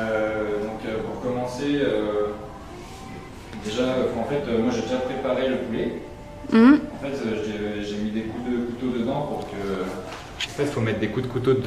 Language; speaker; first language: French; native; French